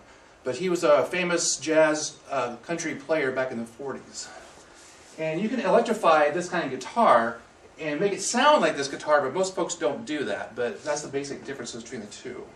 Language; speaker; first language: English; native; English